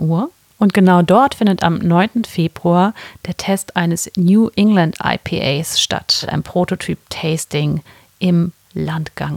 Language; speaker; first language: German; native; German